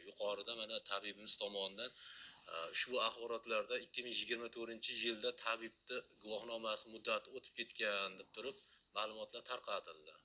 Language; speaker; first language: Uzbek; native; Uzbek